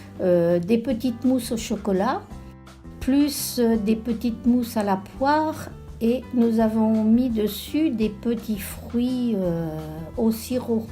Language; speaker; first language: French; native; French